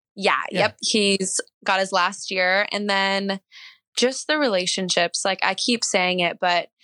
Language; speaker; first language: English; native; English